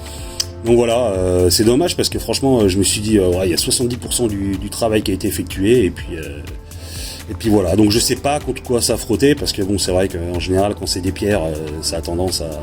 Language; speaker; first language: French; native; French